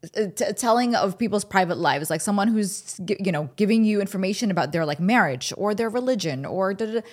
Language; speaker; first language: English; early bilingual, other home language; Arabic